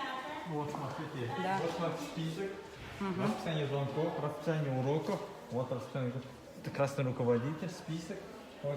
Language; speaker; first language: Russian; non-native, local second language; Kazakh